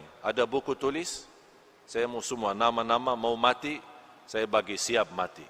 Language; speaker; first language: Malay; non-native, fluent; Arabic